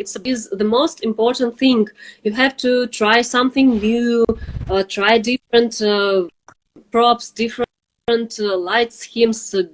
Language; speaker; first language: English; non-native, fluent; Russian